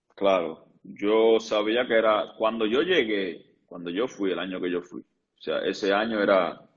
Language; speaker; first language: Spanish; native; Spanish